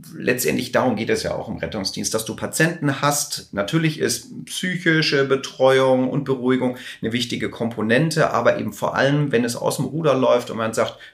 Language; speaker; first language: German; native; German